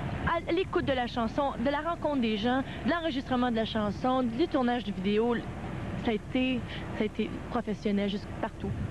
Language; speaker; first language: French; native; French